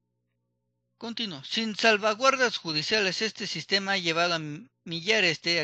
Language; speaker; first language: Spanish; native; Spanish